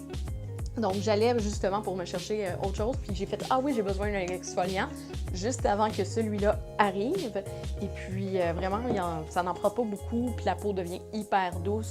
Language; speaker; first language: French; native; French